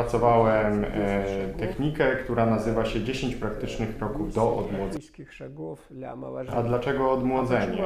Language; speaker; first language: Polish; non-native, fluent; Russian